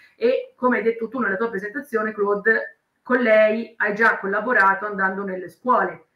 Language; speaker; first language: Italian; native; Italian